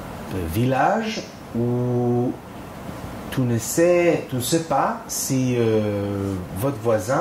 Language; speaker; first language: French; non-native, fluent; Hebrew